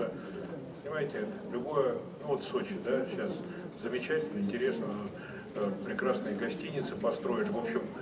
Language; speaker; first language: Russian; native; Russian